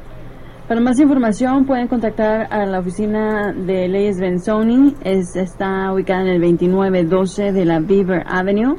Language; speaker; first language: Spanish; native; Spanish